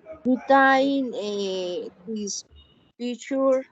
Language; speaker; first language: English; non-native, learner; Spanish